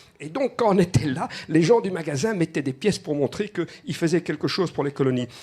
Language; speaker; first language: French; native; French